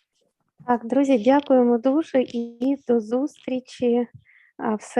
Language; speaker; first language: Ukrainian; native; Ukrainian